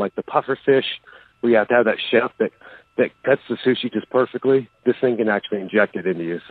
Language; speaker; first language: English; native; English